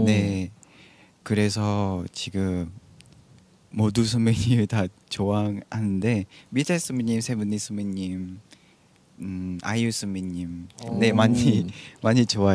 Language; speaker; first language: Korean; non-native, learner; Vietnamese